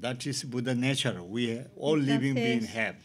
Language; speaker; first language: English; non-native, learner; Tibetan